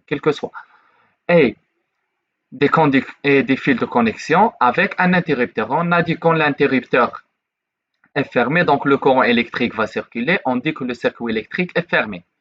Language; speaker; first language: French; non-native, local second language; Arabic